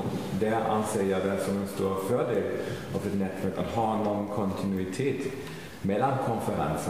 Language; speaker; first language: Swedish; non-native, fluent; German